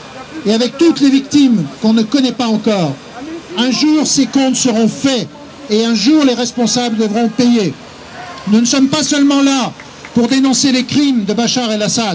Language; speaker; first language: French; native; French